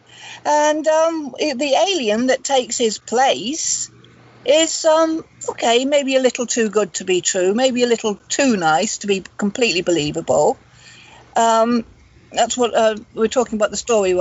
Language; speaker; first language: English; native; English